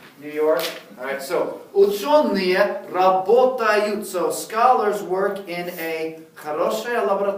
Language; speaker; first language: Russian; non-native, fluent; English